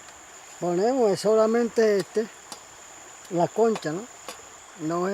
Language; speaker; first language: Spanish; non-native, local second language; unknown